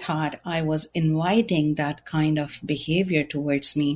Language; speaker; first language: English; non-native, local second language; Hindi